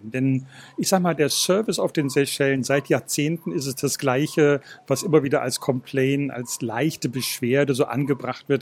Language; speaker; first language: German; native; German